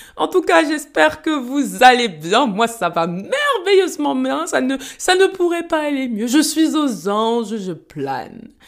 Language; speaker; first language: French; early bilingual, other home language; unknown